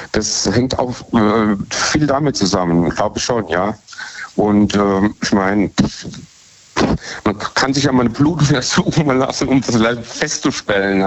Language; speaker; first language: German; native; German